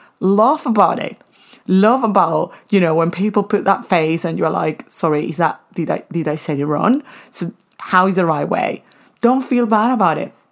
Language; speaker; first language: English; non-native, fluent; Spanish